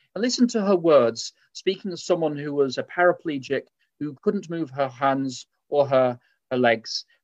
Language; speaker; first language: English; native; English